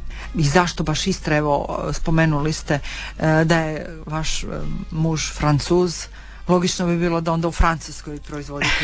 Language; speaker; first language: Serbian; native; Serbian